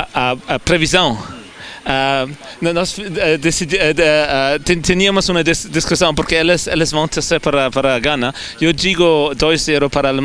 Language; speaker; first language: Portuguese; non-native, fluent; German